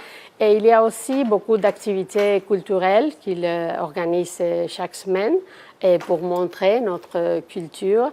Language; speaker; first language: French; non-native, fluent; Spanish